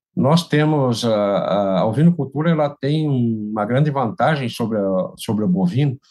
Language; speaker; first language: Portuguese; native; Portuguese